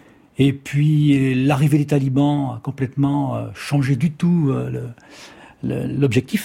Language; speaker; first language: French; native; French